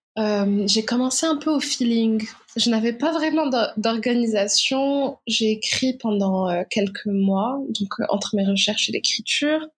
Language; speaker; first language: French; non-native, local second language; Arabic